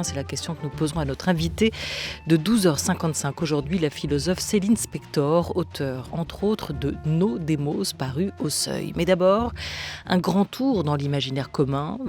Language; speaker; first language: French; native; French